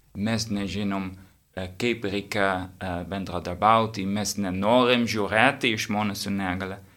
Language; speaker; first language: Lithuanian; non-native, learner; English